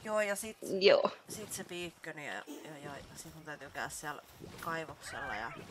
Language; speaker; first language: Finnish; native; Finnish